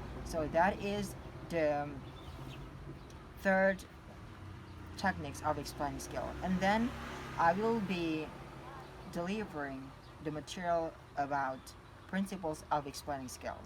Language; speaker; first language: English; non-native, learner; Indonesian